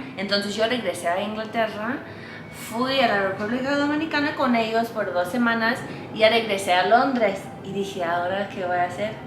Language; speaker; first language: Spanish; non-native, fluent; English